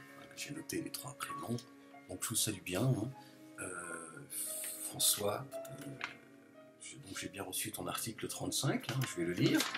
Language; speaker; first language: French; native; French